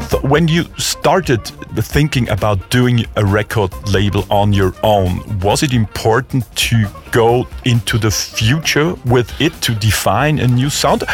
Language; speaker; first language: English; non-native, fluent; German